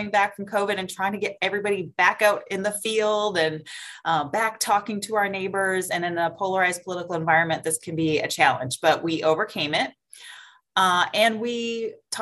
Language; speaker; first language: English; native; English